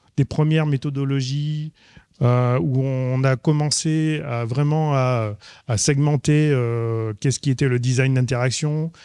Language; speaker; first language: French; native; French